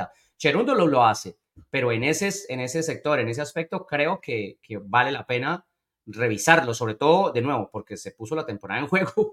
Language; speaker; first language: Spanish; native; Spanish